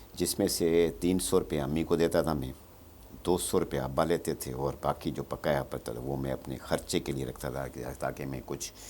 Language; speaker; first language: Urdu; non-native, local second language; Sindhi